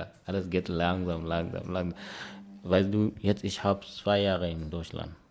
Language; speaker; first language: German; non-native, learner; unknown